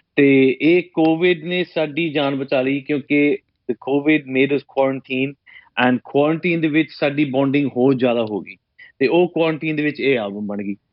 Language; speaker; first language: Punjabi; early bilingual, heritage; Punjabi